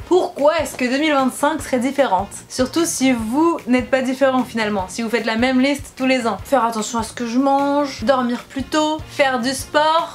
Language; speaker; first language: French; native; French